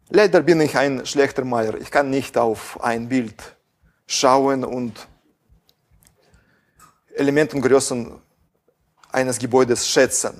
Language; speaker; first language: German; non-native, fluent; Russian